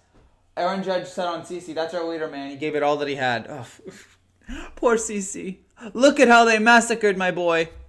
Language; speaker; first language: English; native; English